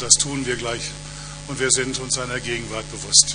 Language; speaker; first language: German; native; German